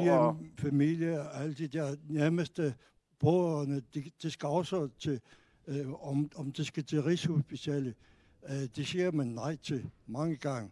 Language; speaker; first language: Danish; non-native, local second language; Kalaallisut